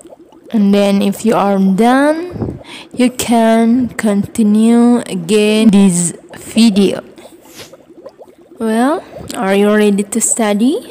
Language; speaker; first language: English; non-native, fluent; Indonesian